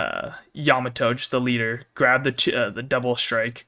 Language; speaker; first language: English; native; English